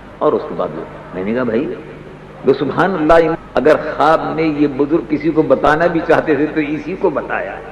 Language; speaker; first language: Urdu; native; Urdu